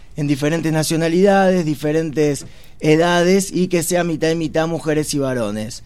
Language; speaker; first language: Spanish; native; Spanish